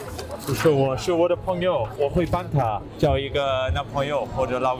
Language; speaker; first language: Chinese; non-native, learner; English